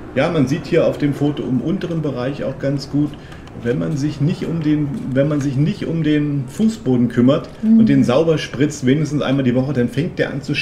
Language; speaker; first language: German; native; German